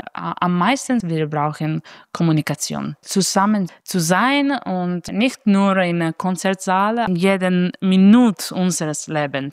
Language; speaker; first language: German; non-native, fluent; Italian